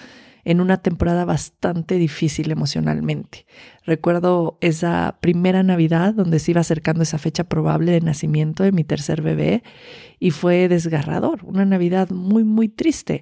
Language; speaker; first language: Spanish; native; Spanish